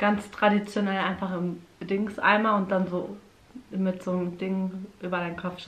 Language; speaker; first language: German; early bilingual, other home language; Turkish